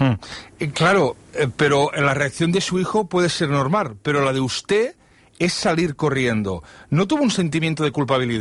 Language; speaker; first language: Spanish; non-native, local second language; Catalan